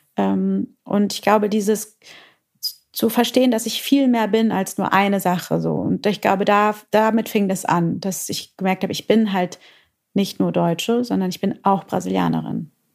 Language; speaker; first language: German; early bilingual, other home language; Portuguese